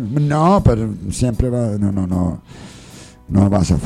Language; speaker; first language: Spanish; non-native, learner; English